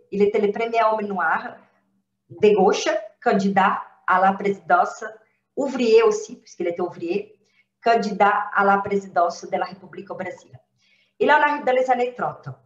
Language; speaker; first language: French; non-native, fluent; Portuguese